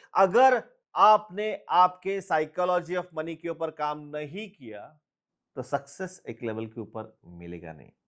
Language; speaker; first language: Hindi; non-native, local second language; Marathi